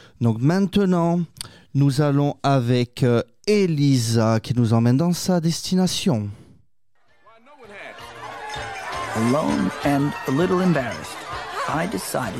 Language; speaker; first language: French; native; French